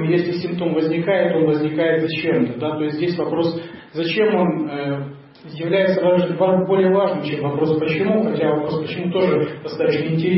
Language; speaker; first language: Russian; native; Russian